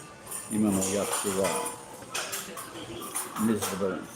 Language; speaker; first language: Japanese; non-native, learner; English